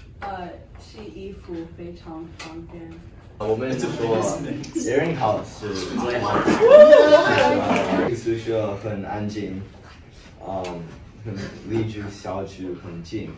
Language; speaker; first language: Chinese; non-native, learner; English